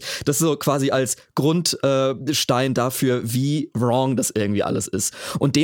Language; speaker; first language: German; native; German